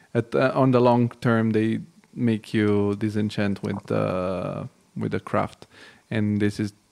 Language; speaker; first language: English; non-native, fluent; Bulgarian